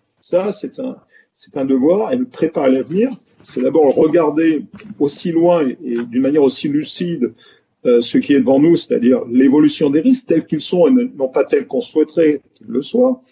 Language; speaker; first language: French; native; French